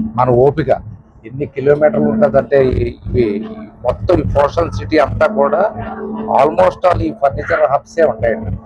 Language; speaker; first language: Telugu; native; Telugu